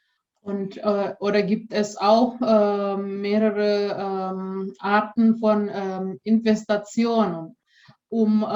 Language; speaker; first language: German; non-native, fluent; Indonesian